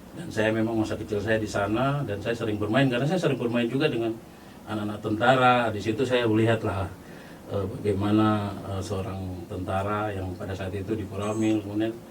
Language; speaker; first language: Indonesian; native; Indonesian